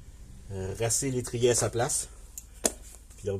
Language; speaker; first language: French; native; French